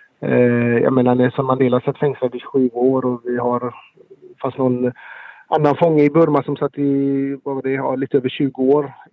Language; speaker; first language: Swedish; native; Swedish